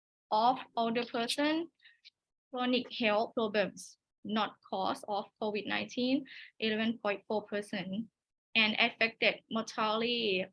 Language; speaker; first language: English; non-native, learner; Thai